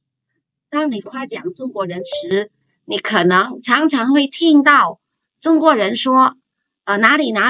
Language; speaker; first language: Chinese; non-native, fluent; Indonesian